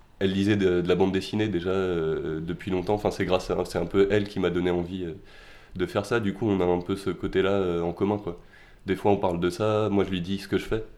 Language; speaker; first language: French; native; French